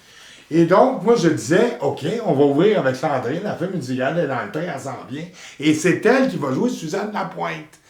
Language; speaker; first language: French; native; French